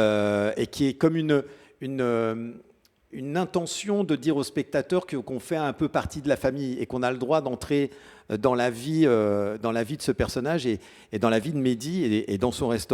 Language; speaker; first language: French; native; French